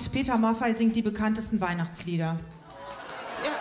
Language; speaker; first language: German; native; German